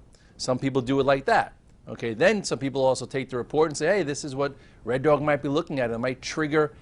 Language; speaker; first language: English; native; English